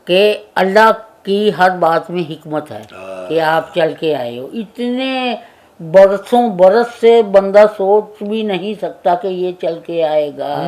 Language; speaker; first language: Urdu; non-native, local second language; Punjabi